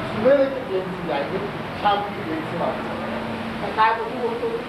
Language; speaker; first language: Hindi; non-native, local second language; Marathi